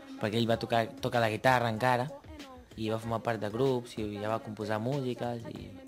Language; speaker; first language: Catalan; non-native, fluent; Portuguese